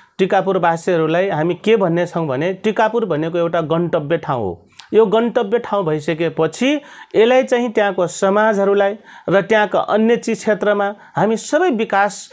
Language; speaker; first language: Nepali; non-native, local second language; Rana Tharu